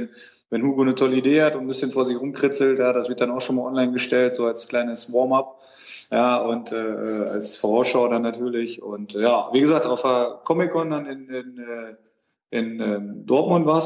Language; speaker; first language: German; native; German